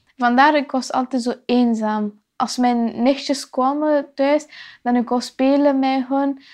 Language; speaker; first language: Dutch; non-native, fluent; Persian